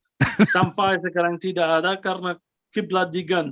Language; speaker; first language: Indonesian; non-native, fluent; Arabic